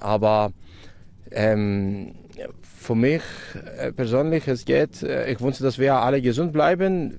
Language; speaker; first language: German; non-native, fluent; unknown